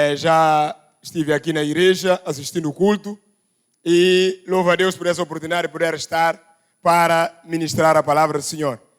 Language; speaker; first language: Portuguese; non-native, local second language; Upper Guinea Crioulo